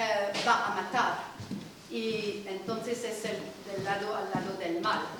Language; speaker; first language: Spanish; non-native, learner; French